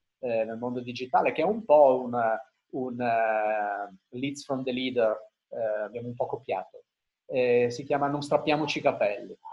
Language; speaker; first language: Italian; early bilingual, heritage; Italian